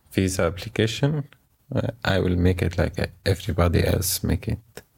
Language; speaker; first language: English; non-native, fluent; Arabic